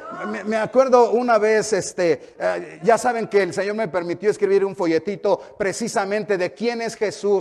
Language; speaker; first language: Spanish; native; Spanish